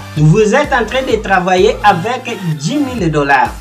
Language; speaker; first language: French; non-native, fluent; Portuguese